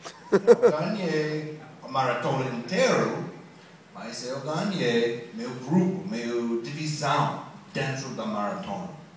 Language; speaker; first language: Portuguese; non-native, fluent; English